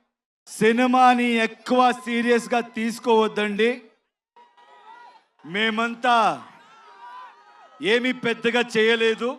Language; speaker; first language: Telugu; non-native, learner; Kannada